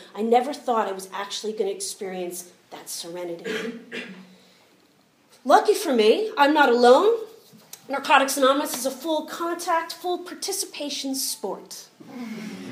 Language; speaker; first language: English; native; English